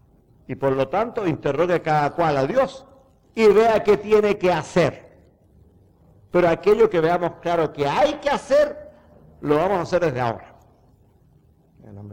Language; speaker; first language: Spanish; native; Spanish